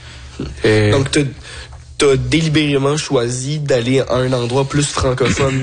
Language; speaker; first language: French; native; French